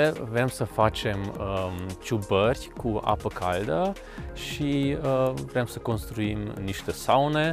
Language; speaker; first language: Romanian; non-native, local second language; Hungarian